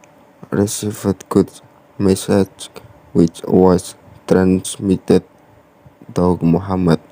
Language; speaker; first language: English; non-native, learner; Indonesian